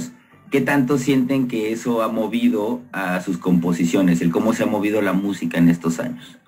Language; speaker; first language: Spanish; native; Spanish